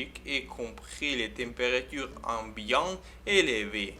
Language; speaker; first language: French; non-native, learner; Ukrainian